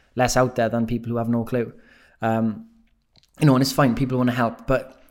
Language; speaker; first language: English; native; English